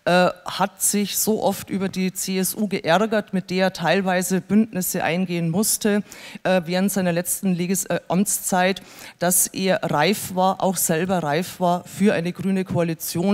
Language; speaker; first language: German; native; German